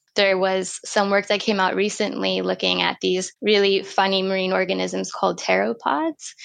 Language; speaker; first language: English; native; English